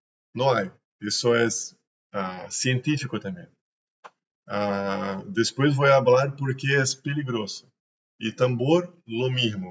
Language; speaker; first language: Spanish; non-native, learner; Portuguese